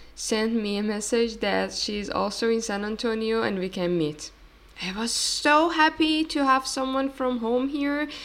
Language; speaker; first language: English; non-native, fluent; Persian